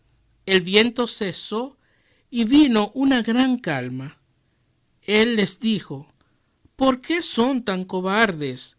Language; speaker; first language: Spanish; native; Spanish